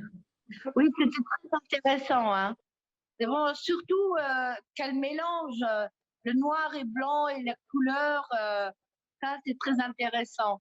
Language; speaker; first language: French; non-native, local second language; Luxembourgish